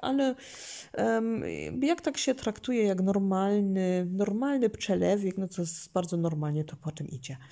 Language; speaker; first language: Polish; early bilingual, heritage; Polish